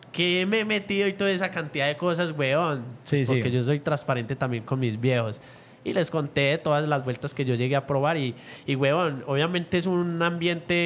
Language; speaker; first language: Spanish; native; Spanish